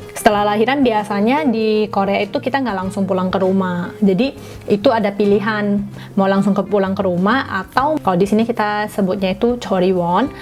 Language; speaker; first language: Indonesian; native; Indonesian